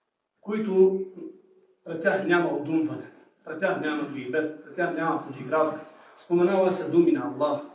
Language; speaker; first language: Bulgarian; native; Bulgarian